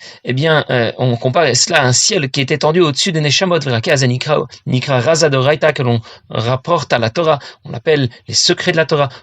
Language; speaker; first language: French; native; French